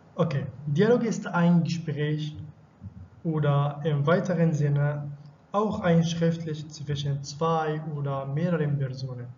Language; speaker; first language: German; non-native, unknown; Arabic